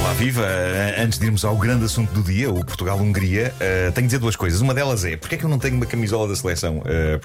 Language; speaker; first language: Portuguese; native; Portuguese